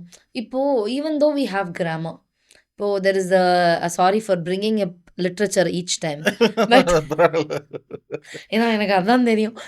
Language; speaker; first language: Tamil; native; Tamil